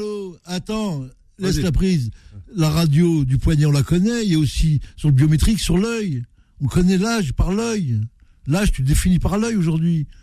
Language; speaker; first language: French; native; French